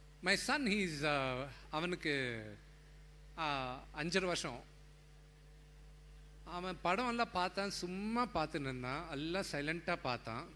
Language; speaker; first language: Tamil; non-native, fluent; Telugu